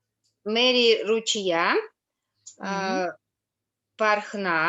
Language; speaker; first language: Hindi; non-native, learner; Russian